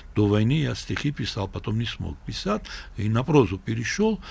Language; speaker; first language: Russian; non-native, local second language; Georgian